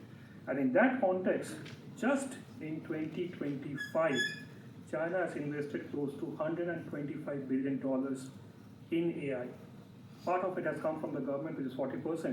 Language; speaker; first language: English; non-native, local second language; Bangla